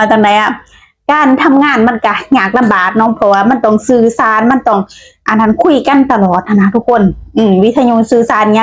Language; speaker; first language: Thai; non-native, local second language; Lao